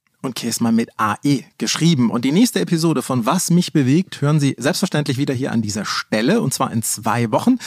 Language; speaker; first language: German; native; German